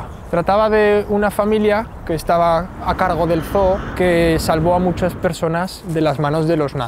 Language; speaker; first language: Spanish; native; Spanish